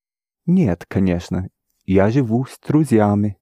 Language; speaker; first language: Russian; non-native, learner; English